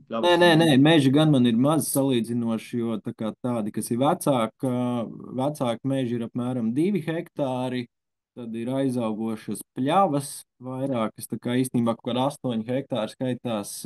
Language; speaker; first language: Latvian; native; Latvian